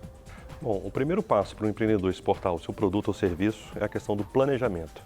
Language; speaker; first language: Portuguese; native; Portuguese